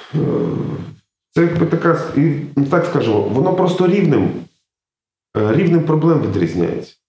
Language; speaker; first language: Ukrainian; native; Ukrainian